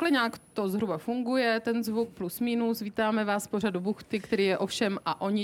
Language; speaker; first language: Czech; native; Czech